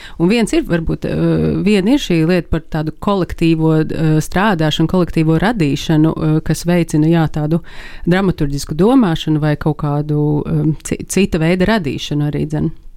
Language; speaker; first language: Latvian; native; Latvian